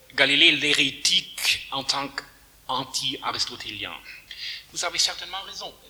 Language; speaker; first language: French; non-native, fluent; German